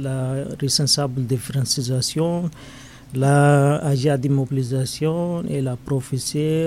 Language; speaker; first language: French; non-native, learner; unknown